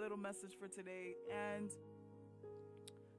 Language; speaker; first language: English; native; English